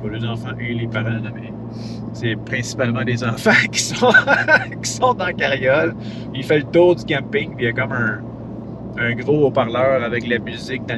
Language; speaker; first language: French; native; French